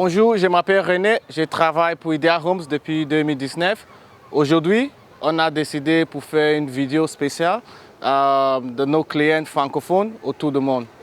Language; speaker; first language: French; non-native, fluent; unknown